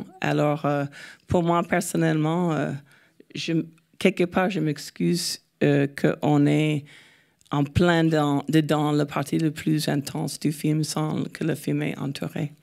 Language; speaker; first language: French; non-native, fluent; English